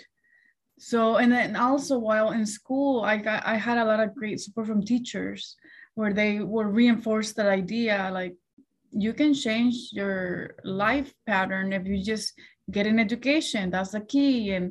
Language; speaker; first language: English; early bilingual, other home language; Spanish